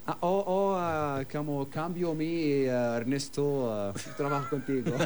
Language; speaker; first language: Spanish; non-native, learner; Arabic